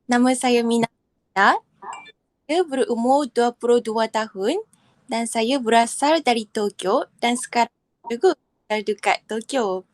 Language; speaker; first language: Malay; non-native, fluent; Japanese